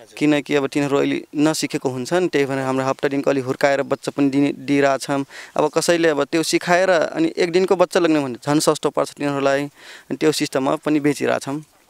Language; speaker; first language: Nepali; non-native, local second language; Rana Tharu